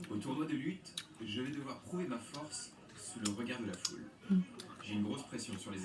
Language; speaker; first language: French; native; French